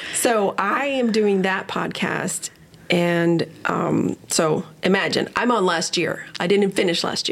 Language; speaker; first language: English; early bilingual, other home language; Spanish